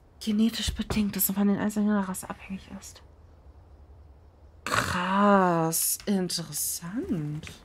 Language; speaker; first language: German; native; German